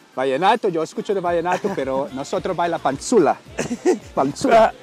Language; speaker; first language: Spanish; non-native, learner; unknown